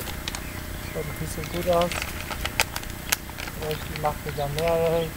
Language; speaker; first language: German; non-native, learner; Italian